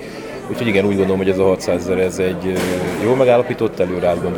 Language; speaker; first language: Hungarian; native; Hungarian